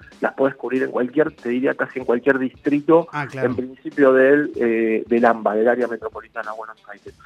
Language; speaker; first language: Spanish; native; Spanish